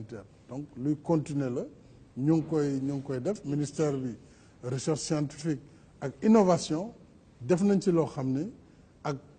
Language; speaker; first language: Wolof; non-native, local second language; Fula